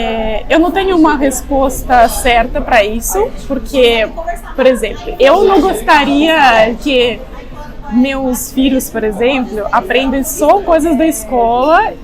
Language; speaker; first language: Portuguese; non-native, fluent; Russian